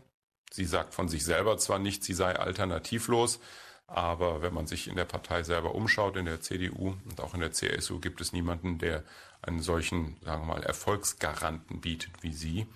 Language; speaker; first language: German; native; German